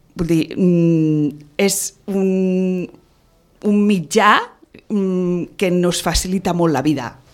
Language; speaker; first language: Catalan; native; Catalan